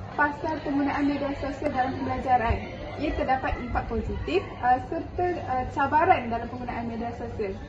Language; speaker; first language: Malay; native; Malay